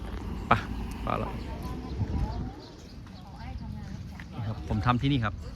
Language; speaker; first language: Thai; native; Thai